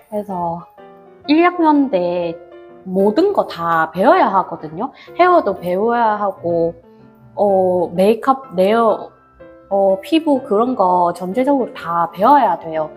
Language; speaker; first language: Korean; non-native, fluent; Vietnamese